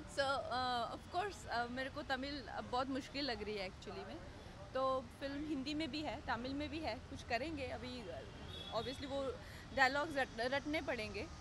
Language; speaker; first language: Hindi; native; Hindi